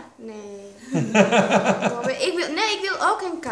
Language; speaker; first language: Dutch; non-native, learner; Spanish